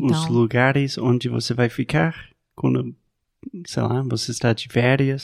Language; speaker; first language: Portuguese; non-native, fluent; English